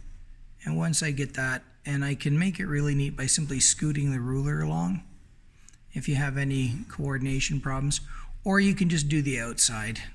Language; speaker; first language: English; native; English